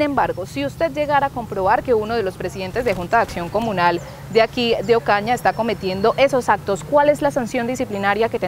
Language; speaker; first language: Spanish; native; Spanish